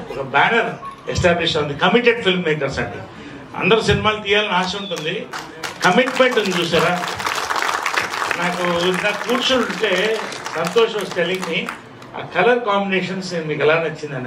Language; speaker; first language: Telugu; native; Telugu